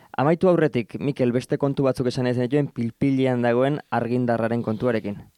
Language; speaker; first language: Basque; native; Basque